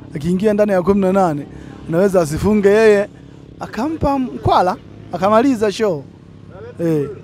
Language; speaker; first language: Swahili; native; Swahili